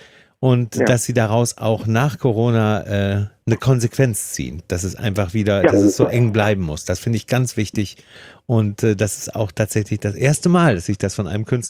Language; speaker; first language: German; native; German